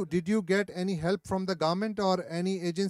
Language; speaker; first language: English; non-native, fluent; Urdu